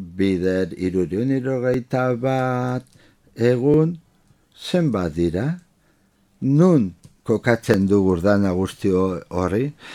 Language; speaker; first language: Basque; non-native, local second language; Spanish